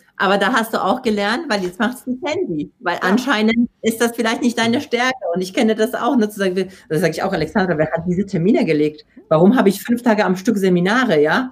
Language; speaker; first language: German; non-native, fluent; Polish